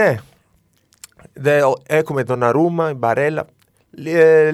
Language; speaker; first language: Greek; non-native, learner; Italian